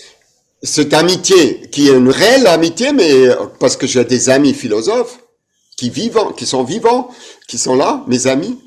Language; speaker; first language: French; non-native, fluent; German